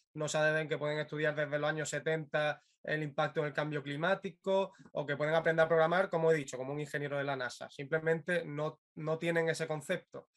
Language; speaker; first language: Spanish; native; Spanish